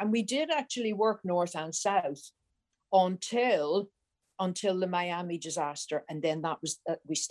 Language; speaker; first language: English; native; English